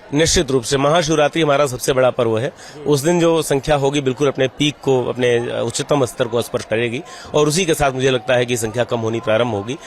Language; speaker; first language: Hindi; native; Hindi